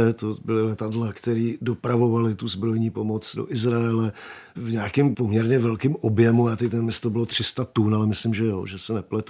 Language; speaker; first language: Czech; native; Czech